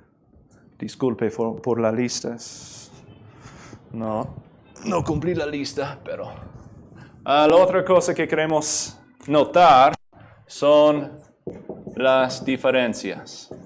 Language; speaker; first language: Spanish; non-native, fluent; English